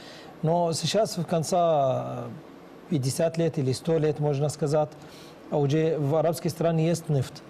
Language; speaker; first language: Russian; non-native, learner; Arabic